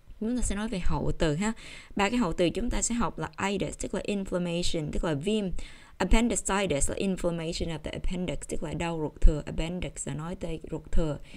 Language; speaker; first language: Vietnamese; early bilingual, heritage; Vietnamese